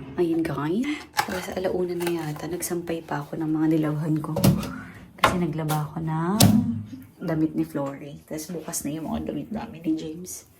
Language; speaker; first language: Filipino; native; Filipino